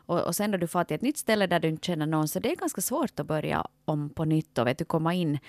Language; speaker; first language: Swedish; native; Swedish